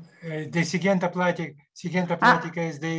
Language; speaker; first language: Spanish; non-native, fluent; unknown